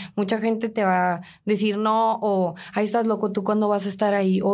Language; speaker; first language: Spanish; native; Spanish